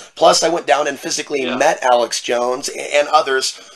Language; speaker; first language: English; native; English